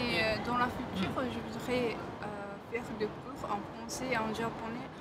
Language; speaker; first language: French; non-native, fluent; Japanese